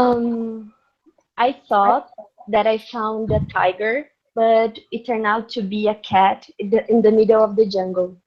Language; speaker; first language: English; non-native, learner; Portuguese